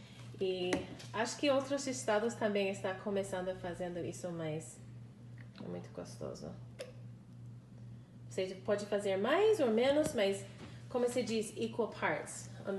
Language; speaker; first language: Portuguese; non-native, learner; English